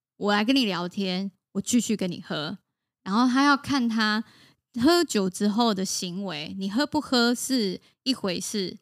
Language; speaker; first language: Chinese; native; Chinese